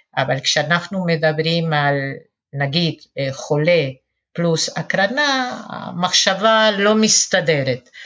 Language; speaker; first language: Hebrew; non-native, fluent; Spanish